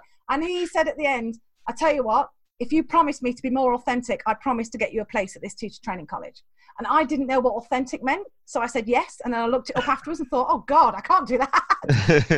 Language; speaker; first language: English; native; English